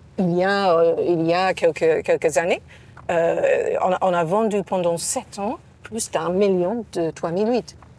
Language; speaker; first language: French; non-native, fluent; English